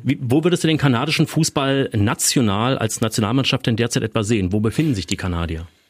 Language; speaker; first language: German; native; German